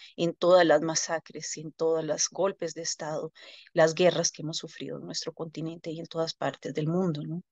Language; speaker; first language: Spanish; native; Spanish